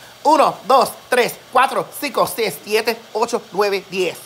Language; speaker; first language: Spanish; non-native, learner; English